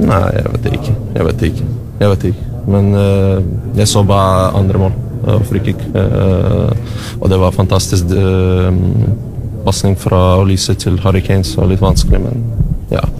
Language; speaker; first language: Norwegian; non-native, learner; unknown